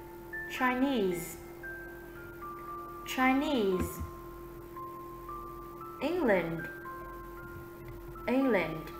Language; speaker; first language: English; non-native, fluent; Vietnamese